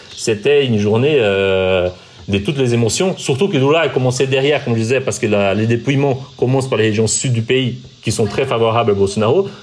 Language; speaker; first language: French; non-native, fluent; Portuguese